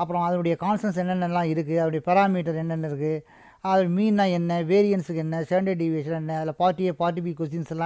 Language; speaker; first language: Tamil; native; Tamil